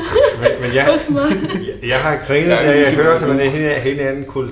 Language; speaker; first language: Danish; non-native, learner; English